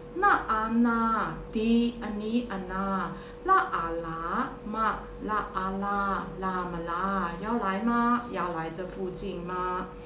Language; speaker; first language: Chinese; early bilingual, heritage; Chinese